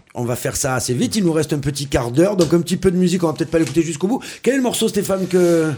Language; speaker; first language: French; native; French